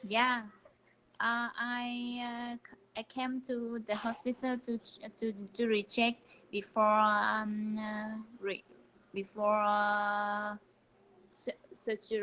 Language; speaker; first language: English; non-native, learner; Vietnamese